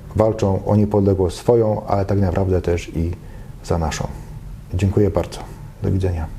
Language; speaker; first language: Polish; native; Polish